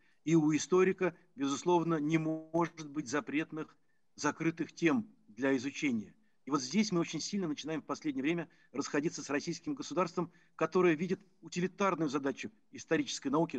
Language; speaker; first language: Russian; native; Russian